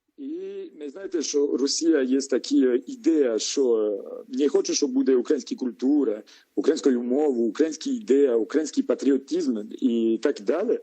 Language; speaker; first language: Ukrainian; non-native, learner; French